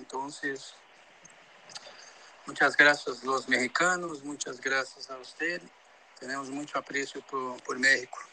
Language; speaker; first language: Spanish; non-native, learner; Portuguese